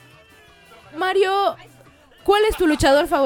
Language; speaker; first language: Spanish; native; Spanish